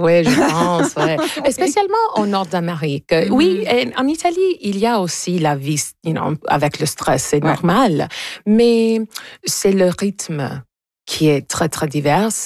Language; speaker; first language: French; non-native, local second language; English